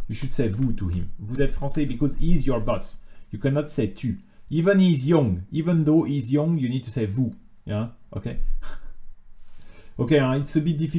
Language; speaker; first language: English; non-native, fluent; French